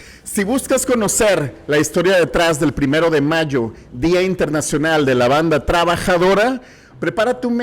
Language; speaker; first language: Spanish; native; Spanish